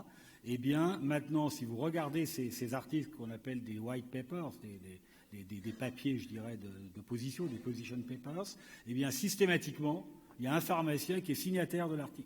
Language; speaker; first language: French; native; French